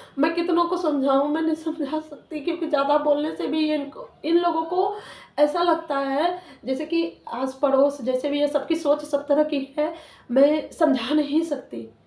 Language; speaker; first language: Hindi; native; Hindi